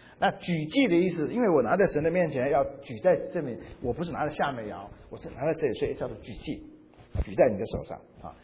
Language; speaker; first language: Chinese; native; Chinese